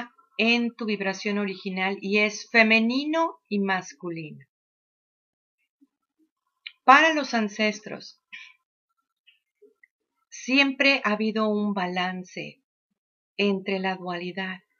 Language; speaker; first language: Spanish; native; Spanish